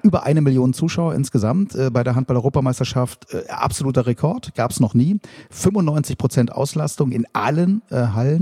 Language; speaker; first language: German; native; German